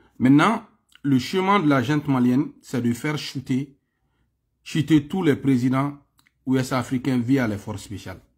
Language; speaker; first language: French; non-native, local second language; Bambara